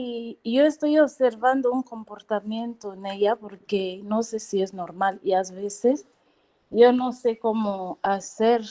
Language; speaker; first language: Spanish; non-native, fluent; Portuguese